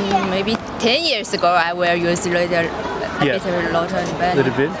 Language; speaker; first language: English; non-native, learner; Chinese